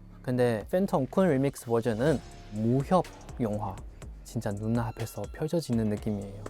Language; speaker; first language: Korean; non-native, fluent; Chinese